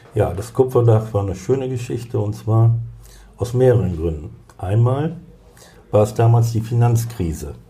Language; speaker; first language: German; native; German